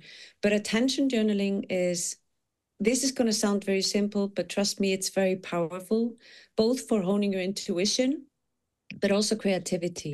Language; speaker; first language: English; non-native, fluent; Icelandic